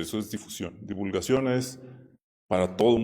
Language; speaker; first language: Spanish; native; Spanish